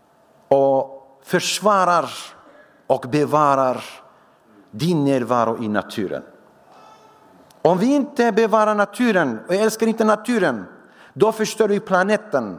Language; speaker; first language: Swedish; non-native, fluent; Syriac